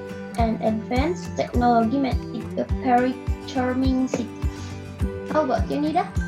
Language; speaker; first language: English; non-native, learner; Indonesian